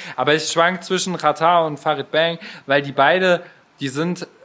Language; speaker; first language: German; native; German